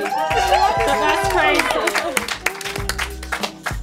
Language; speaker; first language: English; non-native, local second language; Shona